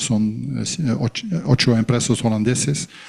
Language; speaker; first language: Spanish; non-native, fluent; Dutch